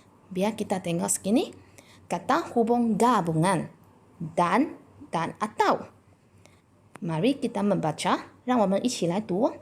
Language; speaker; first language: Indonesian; non-native, local second language; Chinese